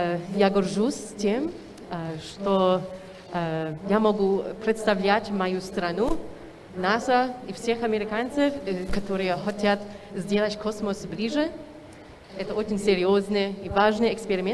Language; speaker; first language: Russian; non-native, fluent; English